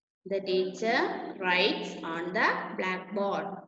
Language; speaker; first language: English; non-native, local second language; Malayalam